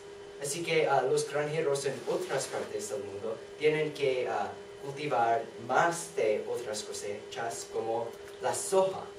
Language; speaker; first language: Spanish; non-native, learner; English